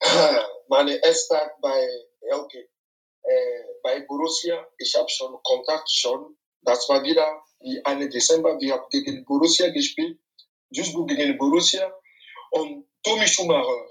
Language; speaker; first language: German; non-native, fluent; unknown